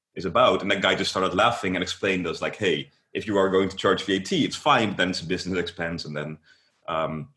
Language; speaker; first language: English; non-native, fluent; Dutch